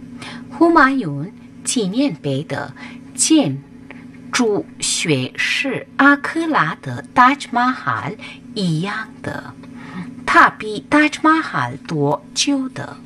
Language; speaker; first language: Chinese; non-native, learner; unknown